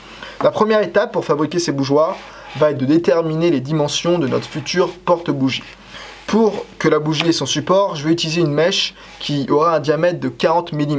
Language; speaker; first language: French; native; French